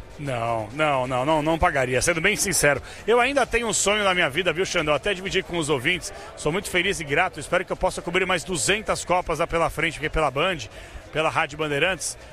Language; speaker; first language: Portuguese; native; Portuguese